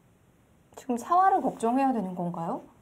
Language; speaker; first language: Korean; native; Korean